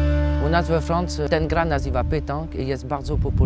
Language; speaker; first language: Polish; non-native, fluent; French